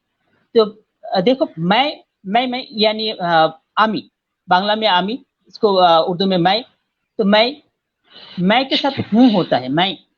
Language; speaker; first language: Hindi; non-native, fluent; Bangla